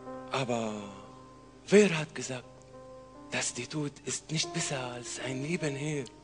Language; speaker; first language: German; non-native, learner; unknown